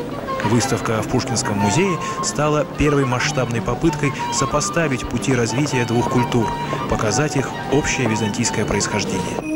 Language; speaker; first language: Russian; native; Russian